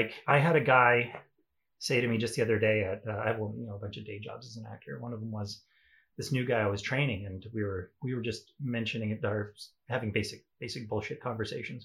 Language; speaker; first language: English; native; English